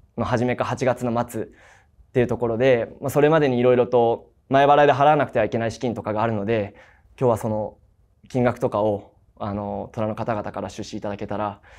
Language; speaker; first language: Japanese; native; Japanese